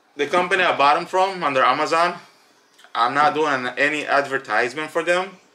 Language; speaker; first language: English; native; English